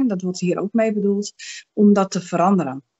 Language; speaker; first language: Dutch; native; Dutch